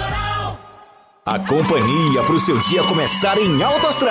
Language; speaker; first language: Portuguese; native; Portuguese